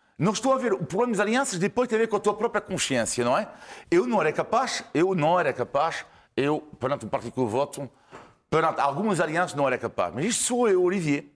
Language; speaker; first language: Portuguese; non-native, fluent; French